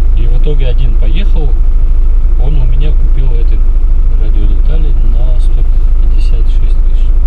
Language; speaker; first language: Russian; non-native, fluent; Uzbek